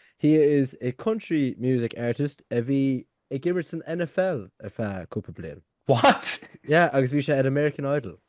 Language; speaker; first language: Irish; native; Irish